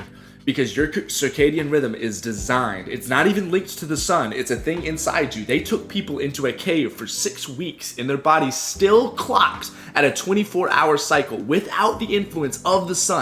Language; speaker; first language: English; native; English